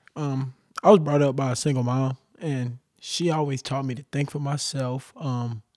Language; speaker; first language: English; native; English